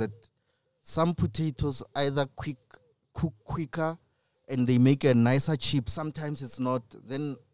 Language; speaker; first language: English; non-native, local second language; Tswana